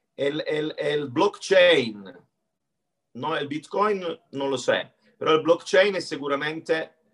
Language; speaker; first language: Spanish; non-native, learner; Italian